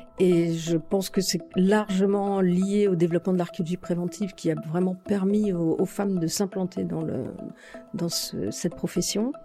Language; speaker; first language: French; native; French